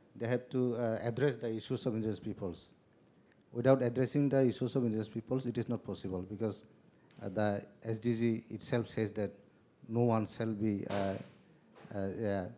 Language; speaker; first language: English; non-native, local second language; Kok Borok